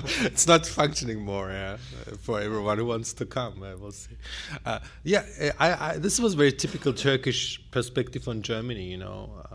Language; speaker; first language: English; non-native, fluent; Turkish